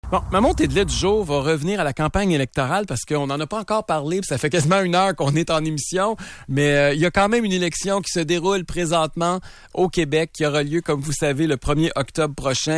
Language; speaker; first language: French; native; French